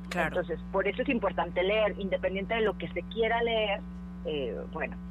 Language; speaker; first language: Spanish; native; Spanish